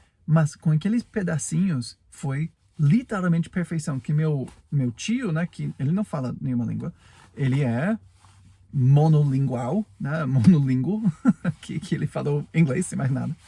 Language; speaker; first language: Portuguese; non-native, fluent; English